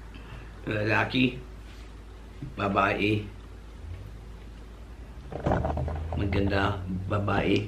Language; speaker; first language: Filipino; non-native, learner; English